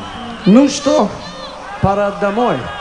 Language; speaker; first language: Russian; non-native, learner; English